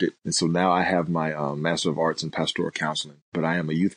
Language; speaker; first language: English; native; English